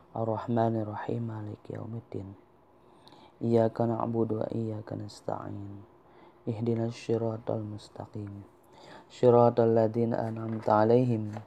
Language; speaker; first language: Arabic; non-native, fluent; Indonesian